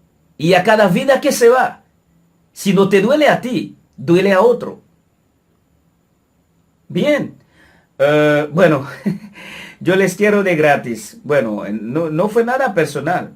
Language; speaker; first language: Spanish; non-native, fluent; Haitian Creole